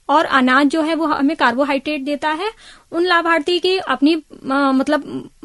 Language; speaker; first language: Hindi; native; Hindi